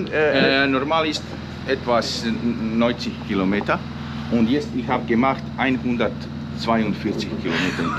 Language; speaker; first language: German; non-native, learner; Croatian